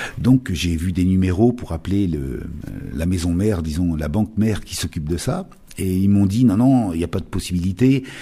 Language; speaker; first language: French; native; French